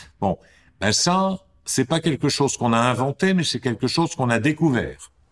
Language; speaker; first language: French; native; French